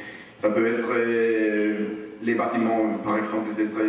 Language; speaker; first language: French; non-native, learner; Swedish